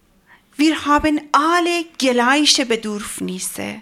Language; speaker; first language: German; non-native, learner; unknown